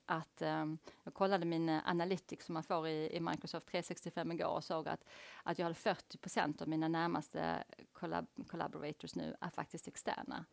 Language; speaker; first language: Swedish; native; Swedish